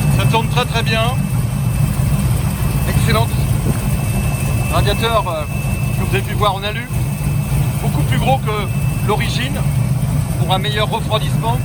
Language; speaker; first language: French; native; French